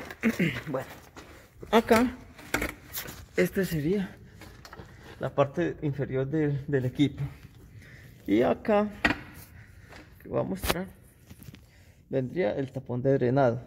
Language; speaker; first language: Spanish; native; Spanish